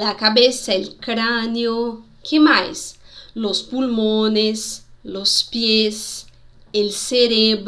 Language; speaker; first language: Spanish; non-native, fluent; Portuguese